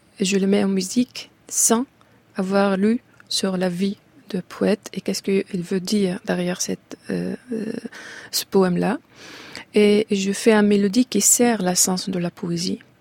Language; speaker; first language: French; non-native, fluent; Arabic